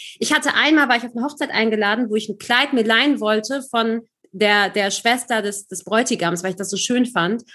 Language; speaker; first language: German; native; German